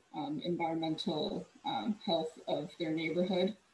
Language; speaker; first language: English; native; English